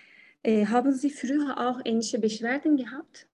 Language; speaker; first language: German; non-native, learner; Turkish